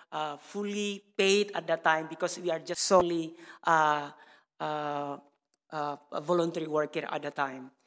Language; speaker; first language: English; non-native, learner; Indonesian